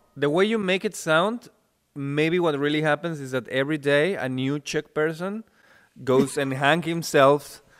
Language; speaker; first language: English; non-native, fluent; Spanish